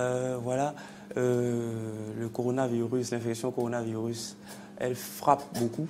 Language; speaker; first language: French; non-native, local second language; Fon